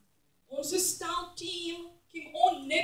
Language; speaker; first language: Czech; non-native, learner; English